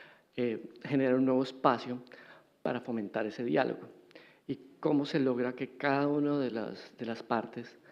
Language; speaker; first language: Spanish; native; Spanish